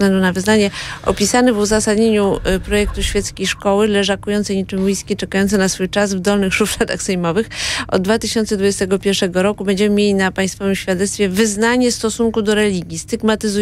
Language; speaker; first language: Polish; native; Polish